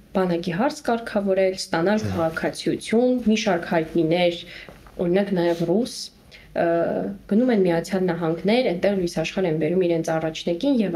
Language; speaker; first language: Armenian; native; Armenian